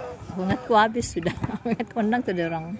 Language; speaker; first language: Malay; native; Malay